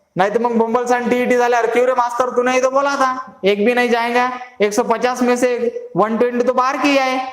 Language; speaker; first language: Hindi; non-native, local second language; Marathi